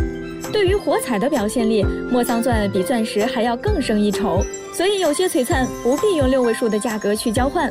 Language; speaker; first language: Chinese; native; Chinese